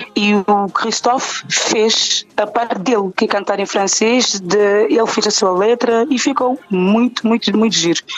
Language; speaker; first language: Portuguese; non-native, local second language; Kabuverdianu